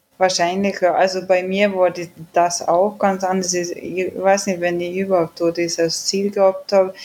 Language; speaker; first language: German; non-native, fluent; Swedish